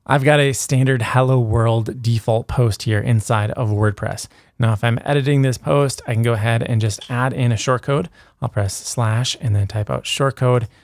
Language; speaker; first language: English; native; English